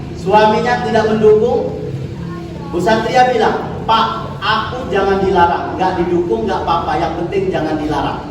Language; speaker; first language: Indonesian; native; Indonesian